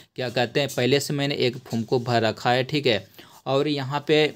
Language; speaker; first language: Hindi; native; Hindi